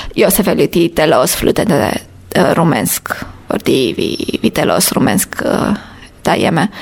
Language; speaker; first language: Danish; non-native, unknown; Romanian